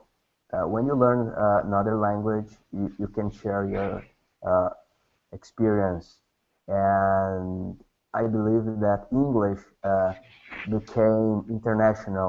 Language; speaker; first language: English; non-native, learner; Portuguese